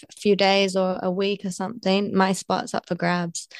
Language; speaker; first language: English; native; English